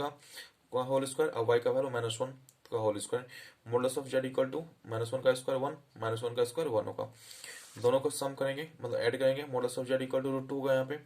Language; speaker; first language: Hindi; native; Hindi